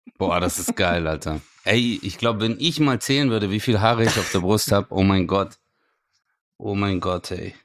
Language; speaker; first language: German; early bilingual, other home language; Turkish